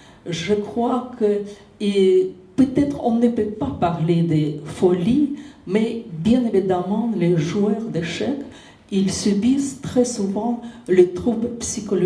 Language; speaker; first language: French; non-native, fluent; Russian